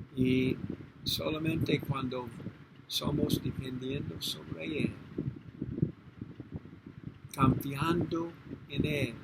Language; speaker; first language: Spanish; non-native, learner; English